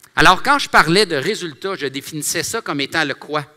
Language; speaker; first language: French; native; French